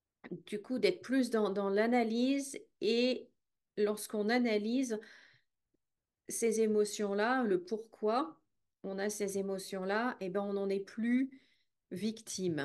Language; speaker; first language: French; native; French